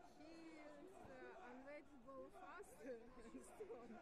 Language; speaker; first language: English; non-native, learner; Russian